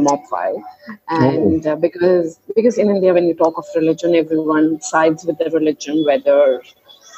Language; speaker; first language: English; non-native, local second language; Hindi